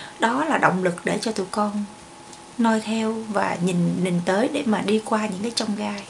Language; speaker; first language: Vietnamese; native; Vietnamese